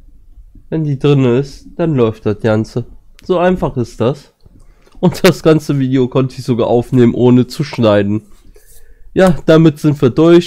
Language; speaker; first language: German; native; German